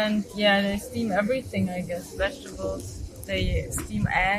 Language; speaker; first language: English; non-native, fluent; German